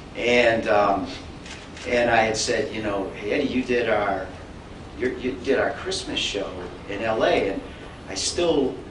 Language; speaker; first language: English; native; English